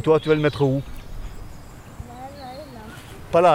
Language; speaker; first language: French; native; French